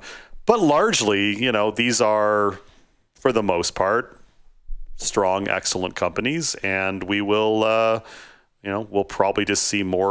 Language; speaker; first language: English; native; English